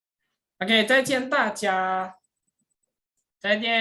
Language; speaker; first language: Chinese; non-native, fluent; Indonesian